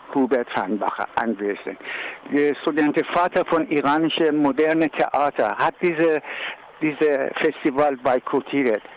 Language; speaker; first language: German; non-native, learner; Persian